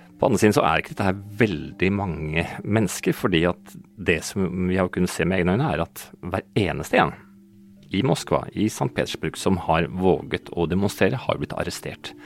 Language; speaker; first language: Norwegian; native; Norwegian